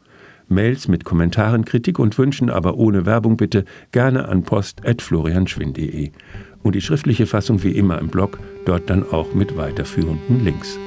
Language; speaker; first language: German; native; German